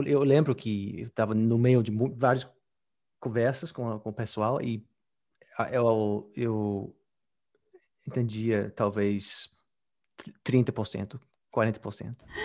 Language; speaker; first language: Portuguese; non-native, fluent; English